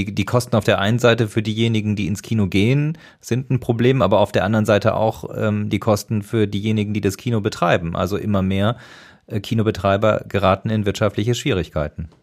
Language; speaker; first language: German; native; German